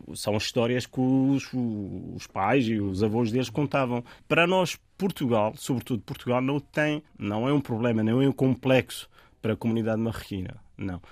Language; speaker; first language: Portuguese; non-native, fluent; Arabic